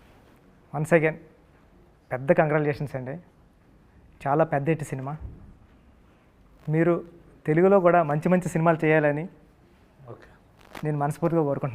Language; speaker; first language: Telugu; native; Telugu